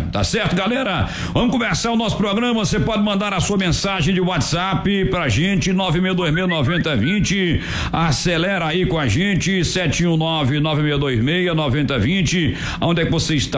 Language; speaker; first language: Portuguese; native; Portuguese